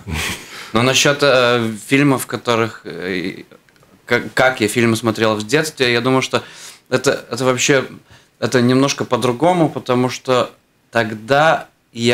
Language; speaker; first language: Russian; non-native, fluent; Latvian